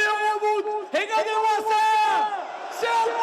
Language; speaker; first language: French; non-native, learner; Arabic